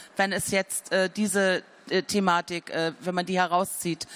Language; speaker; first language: German; native; German